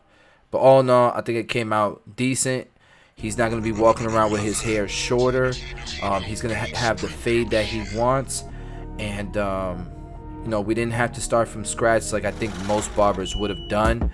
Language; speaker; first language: English; native; English